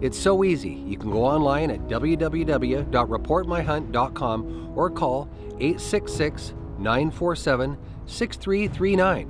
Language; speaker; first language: English; native; English